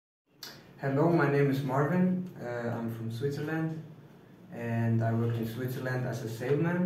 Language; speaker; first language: English; non-native, fluent; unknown